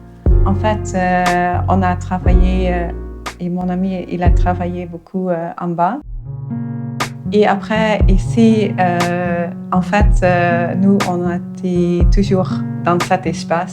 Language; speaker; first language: French; non-native, fluent; Dutch